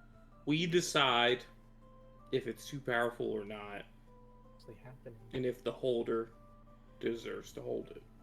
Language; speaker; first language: English; native; English